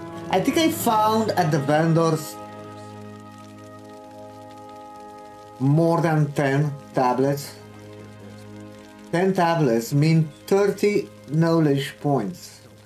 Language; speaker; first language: English; non-native, fluent; Romanian